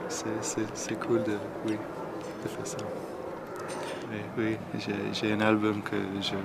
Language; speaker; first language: French; non-native, learner; English